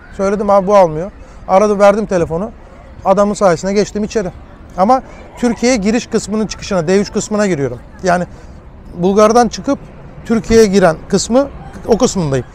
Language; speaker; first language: Turkish; early bilingual, heritage; Turkish